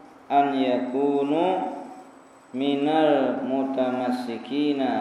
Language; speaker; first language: Arabic; non-native, fluent; Indonesian